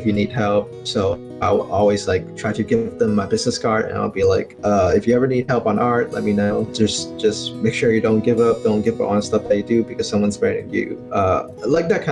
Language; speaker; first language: English; non-native, local second language; Cantonese